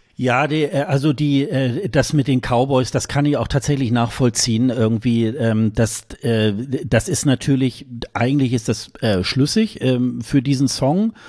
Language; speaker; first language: German; native; German